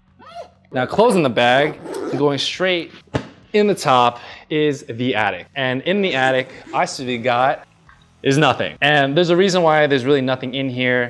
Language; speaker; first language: English; native; English